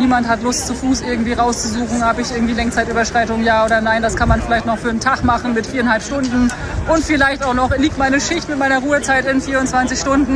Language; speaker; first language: German; native; German